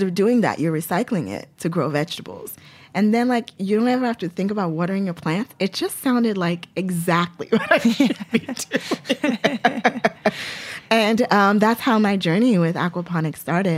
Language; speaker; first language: English; non-native, local second language; Yoruba